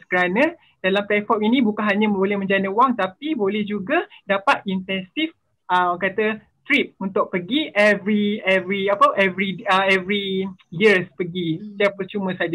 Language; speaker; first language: Malay; native; Malay